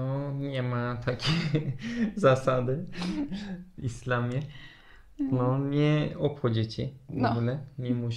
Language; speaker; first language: Polish; non-native, learner; Turkish